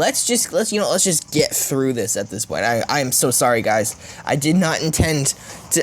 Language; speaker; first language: English; native; English